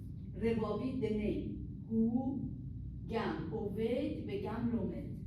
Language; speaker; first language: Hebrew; non-native, learner; English